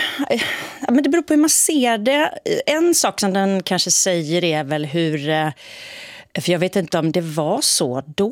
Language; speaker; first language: Swedish; native; Swedish